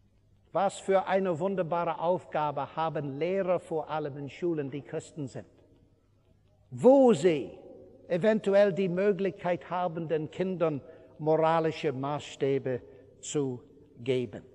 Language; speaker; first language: German; non-native, fluent; English